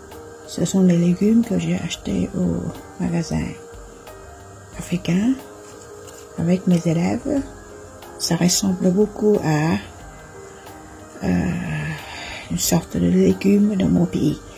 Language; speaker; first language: French; non-native, fluent; Vietnamese